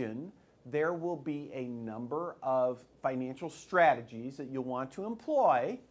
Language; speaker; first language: English; native; English